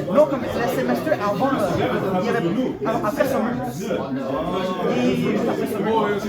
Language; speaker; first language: French; non-native, local second language; English